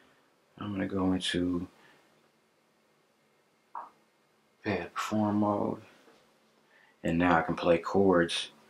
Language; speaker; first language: English; native; English